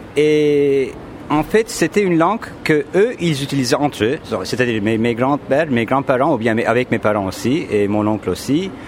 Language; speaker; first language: French; non-native, fluent; Turkish